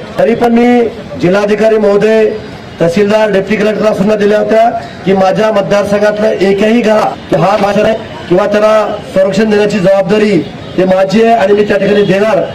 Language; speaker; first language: Marathi; native; Marathi